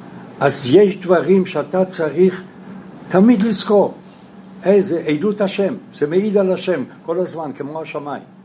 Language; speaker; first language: Hebrew; non-native, fluent; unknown